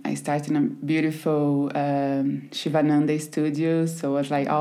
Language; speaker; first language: English; non-native, fluent; Portuguese